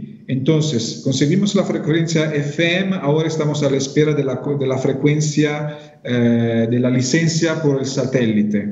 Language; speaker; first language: Spanish; non-native, fluent; Italian